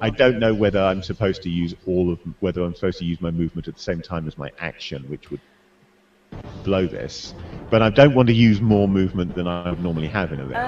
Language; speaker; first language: English; native; English